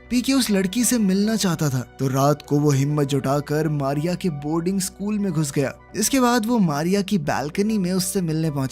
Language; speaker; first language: Hindi; native; Hindi